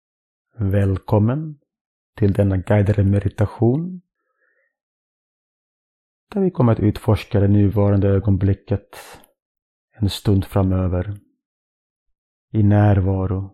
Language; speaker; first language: Swedish; non-native, fluent; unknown